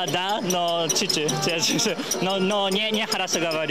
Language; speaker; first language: Russian; non-native, learner; Japanese